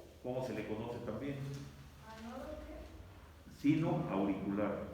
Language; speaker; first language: Spanish; native; Spanish